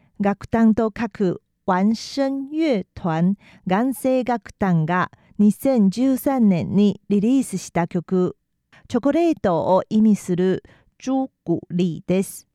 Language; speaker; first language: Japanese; non-native, fluent; Chinese